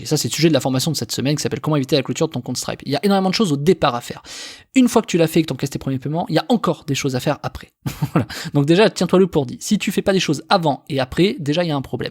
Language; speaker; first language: French; native; French